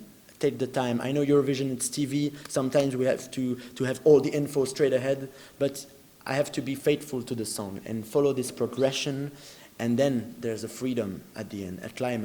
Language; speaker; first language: English; non-native, fluent; French